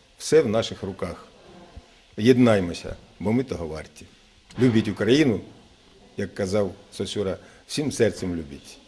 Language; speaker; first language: Ukrainian; native; Ukrainian